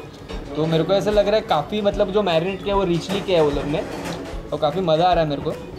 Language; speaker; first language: Hindi; non-native, local second language; Marathi